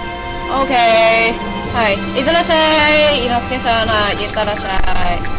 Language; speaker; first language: Japanese; non-native, learner; Cantonese